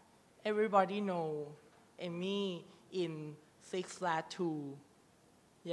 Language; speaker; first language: English; non-native, learner; Thai